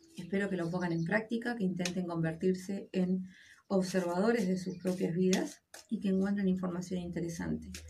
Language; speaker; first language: Spanish; native; Spanish